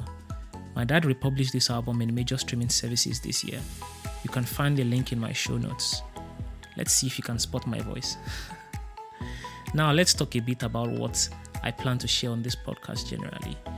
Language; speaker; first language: English; non-native, local second language; Yoruba